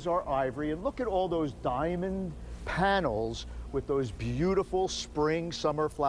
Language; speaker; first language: English; native; English